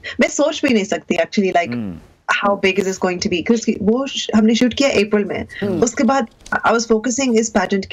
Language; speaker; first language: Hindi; early bilingual, heritage; Hindi